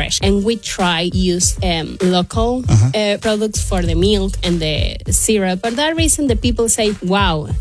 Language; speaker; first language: English; non-native, fluent; Spanish